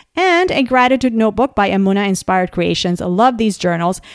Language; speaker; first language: English; non-native, fluent; Spanish